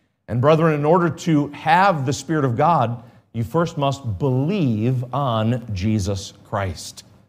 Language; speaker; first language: English; native; English